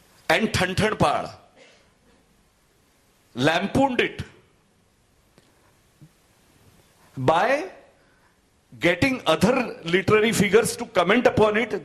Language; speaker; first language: English; non-native, local second language; Gujarati